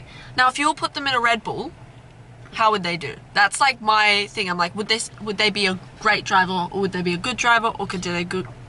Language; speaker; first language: English; native; English